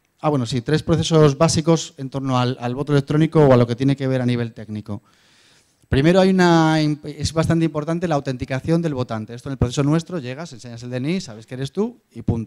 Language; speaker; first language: Spanish; native; Spanish